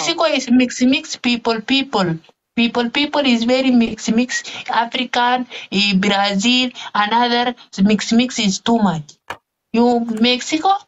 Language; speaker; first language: English; non-native, learner; Arabic